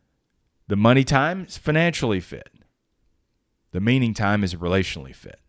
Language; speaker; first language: English; native; English